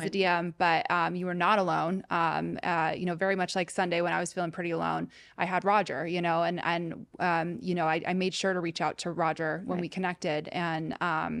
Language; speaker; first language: English; native; English